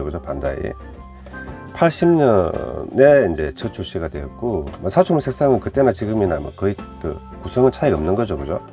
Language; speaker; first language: Korean; native; Korean